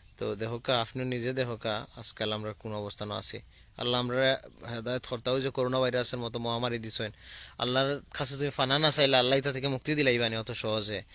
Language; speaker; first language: Bangla; native; Bangla